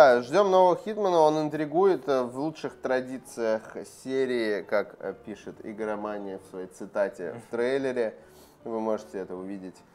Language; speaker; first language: Russian; native; Russian